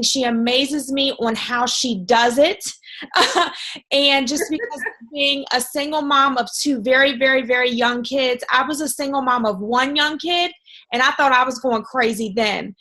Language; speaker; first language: English; native; English